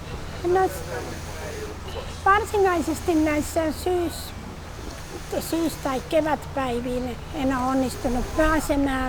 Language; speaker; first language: Finnish; native; Finnish